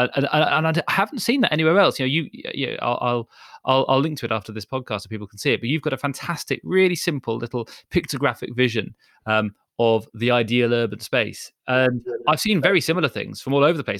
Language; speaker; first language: English; native; English